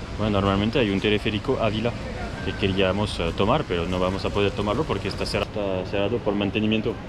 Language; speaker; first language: Spanish; non-native, fluent; French